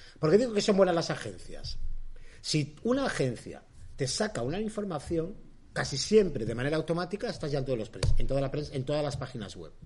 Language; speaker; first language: Spanish; native; Spanish